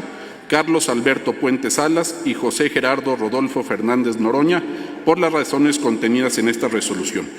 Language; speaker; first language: Spanish; native; Spanish